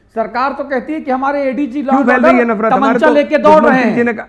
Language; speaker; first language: Hindi; native; Hindi